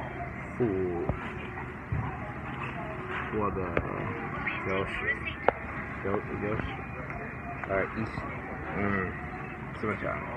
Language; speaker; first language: Chinese; non-native, learner; English